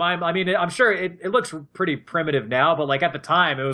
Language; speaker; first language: English; native; English